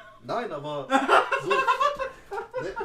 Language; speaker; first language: German; native; German